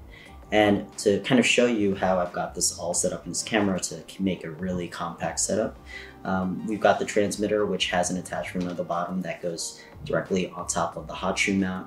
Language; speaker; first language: English; native; English